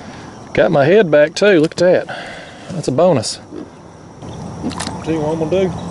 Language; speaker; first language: English; native; English